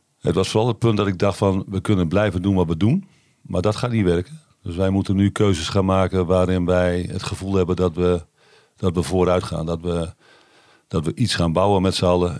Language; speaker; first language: Dutch; native; Dutch